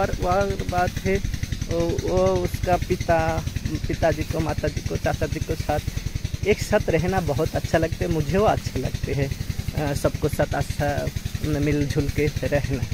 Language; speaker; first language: Hindi; non-native, fluent; Bangla